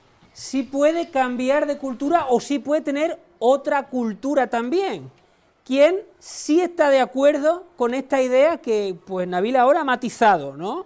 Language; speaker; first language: Spanish; native; Spanish